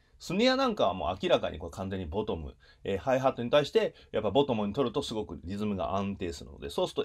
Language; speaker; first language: Japanese; native; Japanese